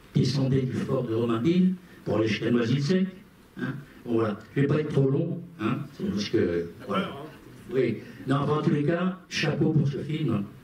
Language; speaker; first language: French; non-native, local second language; Arabic